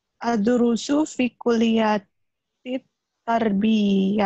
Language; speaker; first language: Arabic; non-native, learner; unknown